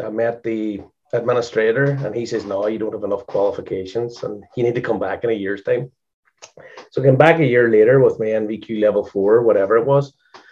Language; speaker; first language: English; native; English